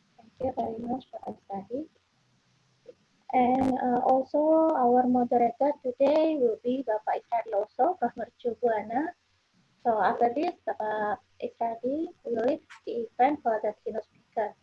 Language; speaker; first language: English; non-native, fluent; Indonesian